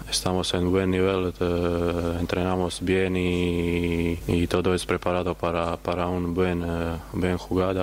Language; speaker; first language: Spanish; non-native, learner; Croatian